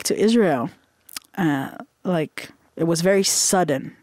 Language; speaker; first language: English; non-native, fluent; Hebrew